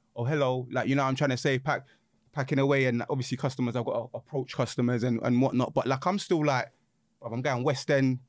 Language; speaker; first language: English; native; English